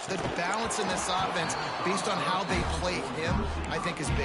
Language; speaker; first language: English; native; English